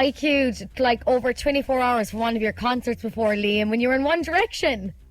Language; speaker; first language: English; native; English